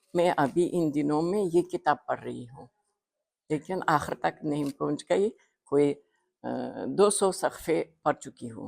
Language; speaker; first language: Hindi; non-native, fluent; Uzbek